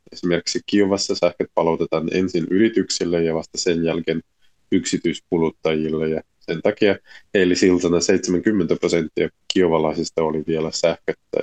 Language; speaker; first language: Finnish; non-native, fluent; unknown